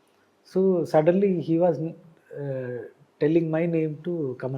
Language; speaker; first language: Telugu; non-native, learner; Malayalam